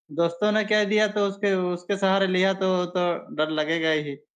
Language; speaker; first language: Hindi; non-native, local second language; Bangla